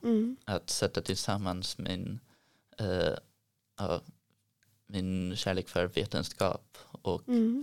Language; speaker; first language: Swedish; early bilingual, heritage; Swedish